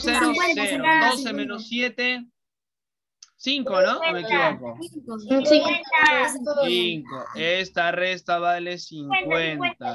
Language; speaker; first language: Spanish; native; Spanish